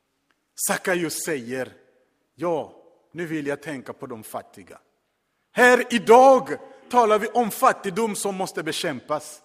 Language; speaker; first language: Swedish; non-native, fluent; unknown